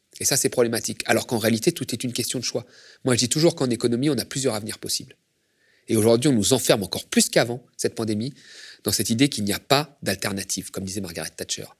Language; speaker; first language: French; native; French